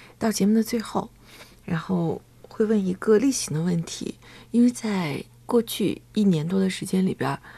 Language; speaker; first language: Chinese; native; Chinese